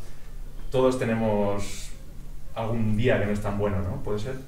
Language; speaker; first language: Spanish; native; Spanish